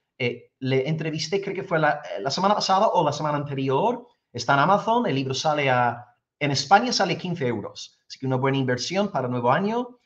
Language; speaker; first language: Spanish; non-native, fluent; English